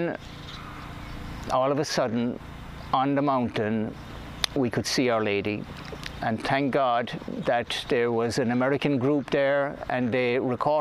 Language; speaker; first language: English; native; English